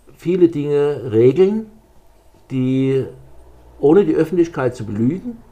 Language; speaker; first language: German; native; German